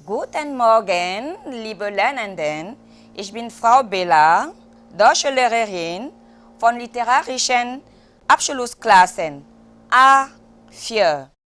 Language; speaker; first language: German; non-native, learner; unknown